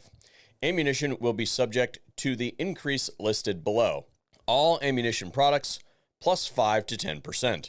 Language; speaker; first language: English; native; English